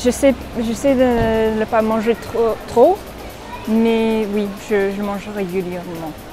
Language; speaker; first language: French; non-native, fluent; English